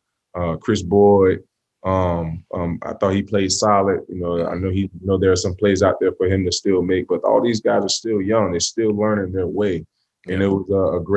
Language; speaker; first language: English; native; English